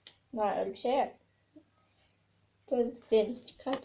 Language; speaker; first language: Turkish; native; Turkish